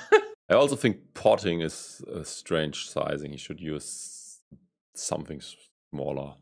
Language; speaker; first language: English; non-native, fluent; German